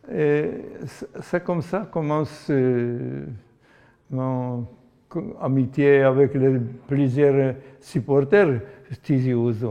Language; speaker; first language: French; non-native, learner; Polish